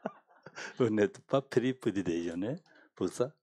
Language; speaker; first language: French; non-native, learner; Tibetan